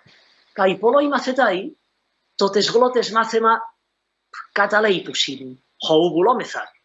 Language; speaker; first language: Greek; non-native, fluent; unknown